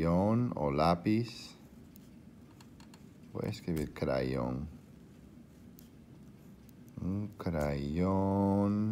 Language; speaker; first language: Spanish; non-native, fluent; English